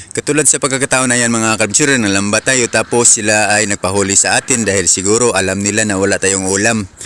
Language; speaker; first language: Filipino; non-native, local second language; Cebuano